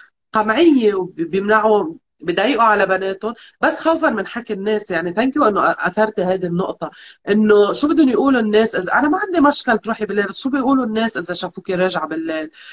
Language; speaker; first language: Arabic; native; Arabic